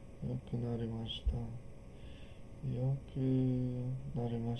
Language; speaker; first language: Japanese; non-native, learner; English